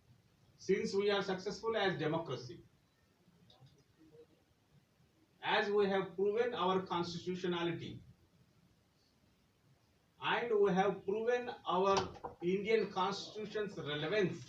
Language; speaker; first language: English; non-native, local second language; Telugu